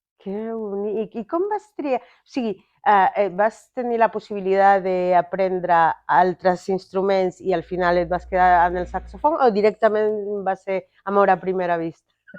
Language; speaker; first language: Catalan; native; Catalan